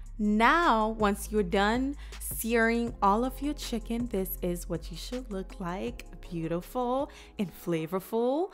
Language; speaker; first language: English; native; English